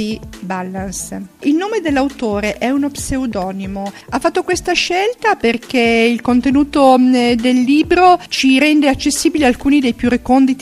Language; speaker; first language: Italian; native; Italian